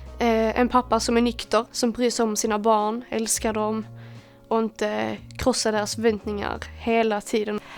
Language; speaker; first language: Swedish; native; Swedish